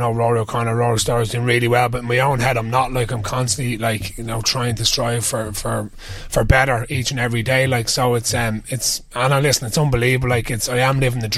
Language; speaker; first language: English; native; English